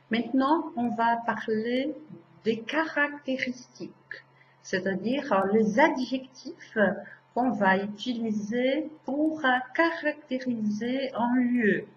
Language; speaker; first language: French; non-native, fluent; Portuguese